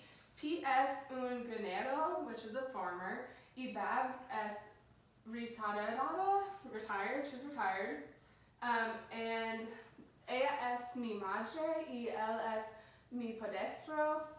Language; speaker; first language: Spanish; non-native, learner; English